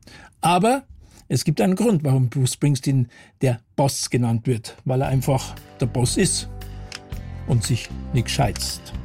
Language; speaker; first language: German; native; German